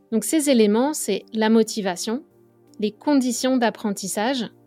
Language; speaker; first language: French; native; French